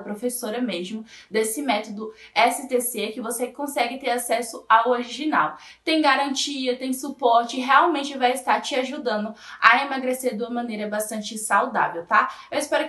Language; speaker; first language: Portuguese; native; Portuguese